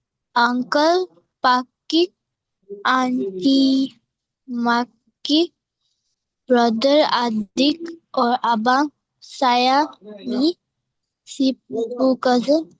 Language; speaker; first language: Indonesian; non-native, learner; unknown